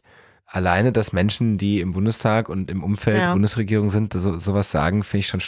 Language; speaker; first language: German; native; German